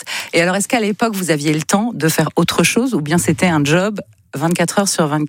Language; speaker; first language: French; native; French